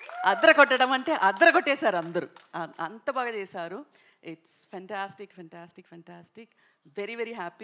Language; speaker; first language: Telugu; non-native, local second language; Tamil